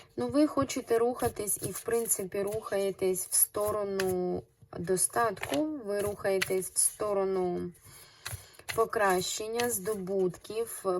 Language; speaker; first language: Ukrainian; non-native, local second language; Russian